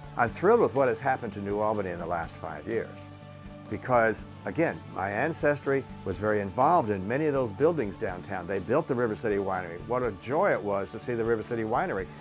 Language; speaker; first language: English; native; English